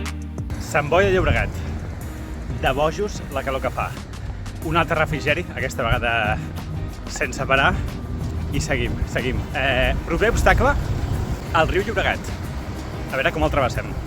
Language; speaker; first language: Catalan; native; Catalan